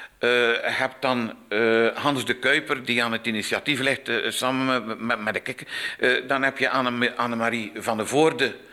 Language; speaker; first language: Dutch; native; Dutch